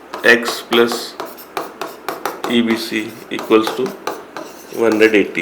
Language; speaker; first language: Hindi; native; Hindi